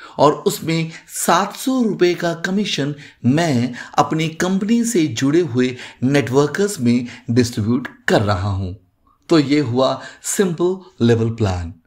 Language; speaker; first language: Hindi; native; Hindi